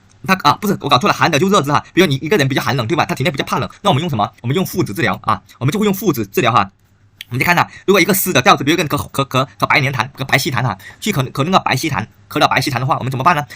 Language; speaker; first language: Chinese; native; Chinese